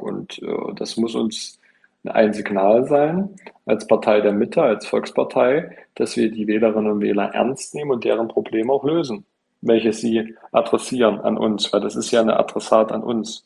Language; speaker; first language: German; native; German